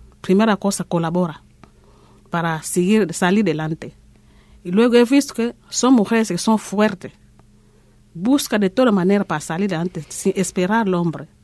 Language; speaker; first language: Spanish; non-native, learner; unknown